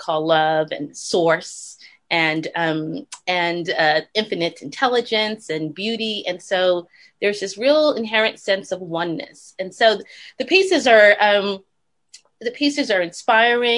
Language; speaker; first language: English; native; English